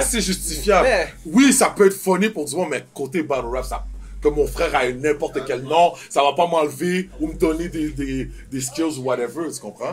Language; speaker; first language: French; native; French